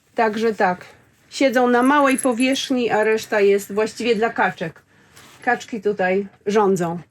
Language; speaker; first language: Polish; native; Polish